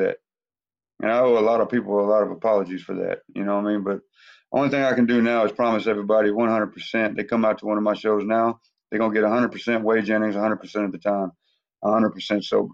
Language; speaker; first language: English; native; English